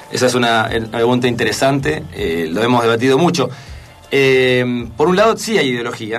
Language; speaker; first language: Spanish; native; Spanish